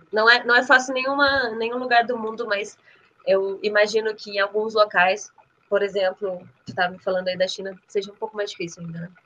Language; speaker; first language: Portuguese; native; Portuguese